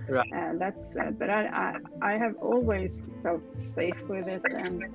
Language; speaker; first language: English; non-native, fluent; Swedish